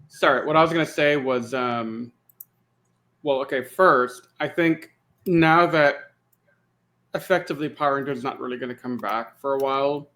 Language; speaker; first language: English; native; English